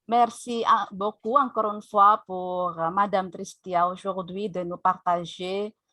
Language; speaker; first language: French; non-native, fluent; Indonesian